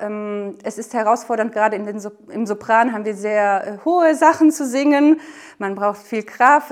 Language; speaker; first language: German; native; German